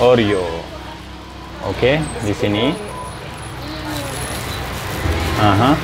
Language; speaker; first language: Indonesian; non-native, learner; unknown